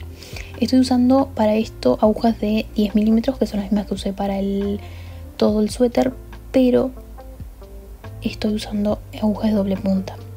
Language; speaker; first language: Spanish; native; Spanish